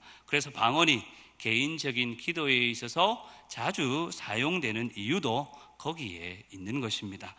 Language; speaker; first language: Korean; native; Korean